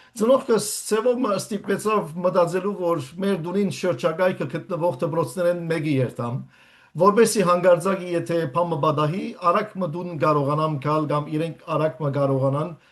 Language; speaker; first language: Armenian; native; Armenian